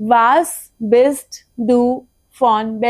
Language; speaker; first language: German; non-native, fluent; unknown